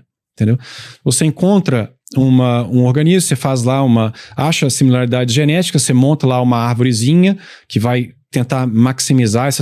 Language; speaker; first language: Portuguese; native; Portuguese